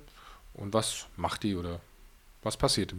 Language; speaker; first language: German; native; German